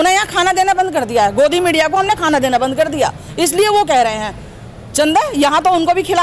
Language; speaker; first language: Hindi; native; Hindi